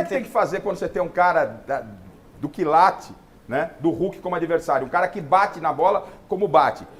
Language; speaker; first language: Portuguese; native; Portuguese